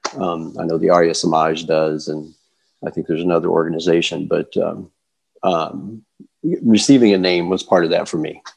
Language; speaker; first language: English; native; English